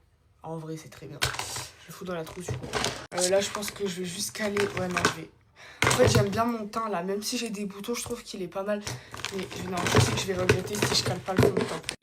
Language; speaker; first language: French; native; French